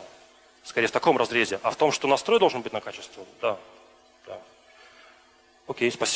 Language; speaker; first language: Russian; native; Russian